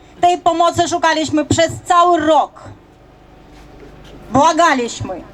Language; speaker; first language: Polish; early bilingual, heritage; Polish